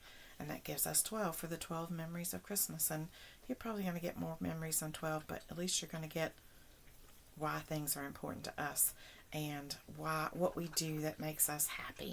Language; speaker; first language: English; native; English